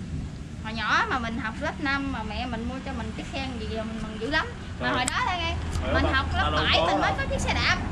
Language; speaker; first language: Vietnamese; native; Vietnamese